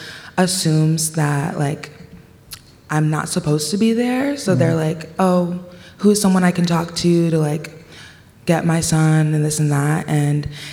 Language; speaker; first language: English; native; English